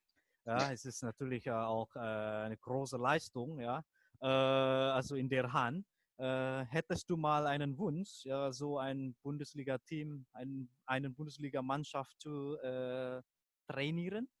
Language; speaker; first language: German; non-native, fluent; Indonesian